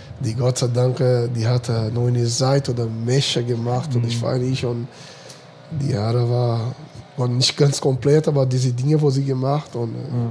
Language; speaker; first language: German; non-native, fluent; Portuguese